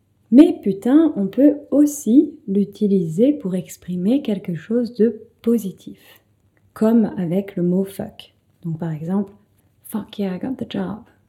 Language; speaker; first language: French; native; French